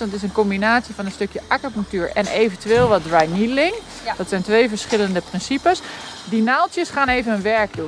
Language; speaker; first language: Dutch; native; Dutch